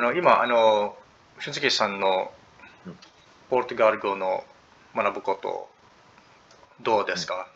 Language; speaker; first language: Japanese; non-native, learner; English